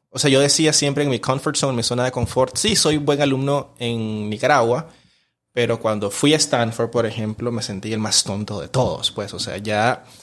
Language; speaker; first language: Spanish; native; Spanish